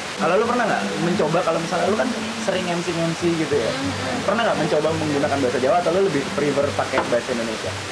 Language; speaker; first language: Indonesian; native; Indonesian